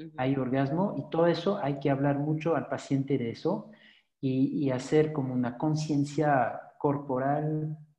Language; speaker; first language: Spanish; non-native, fluent; French